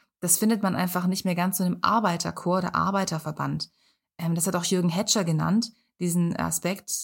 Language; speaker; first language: German; native; German